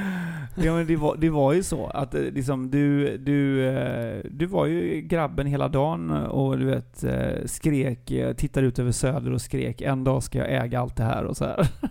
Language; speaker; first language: Swedish; native; Swedish